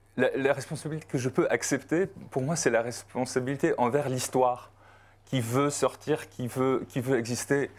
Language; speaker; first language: French; non-native, fluent; Polish